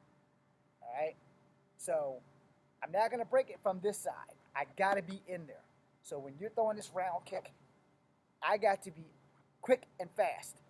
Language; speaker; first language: English; native; English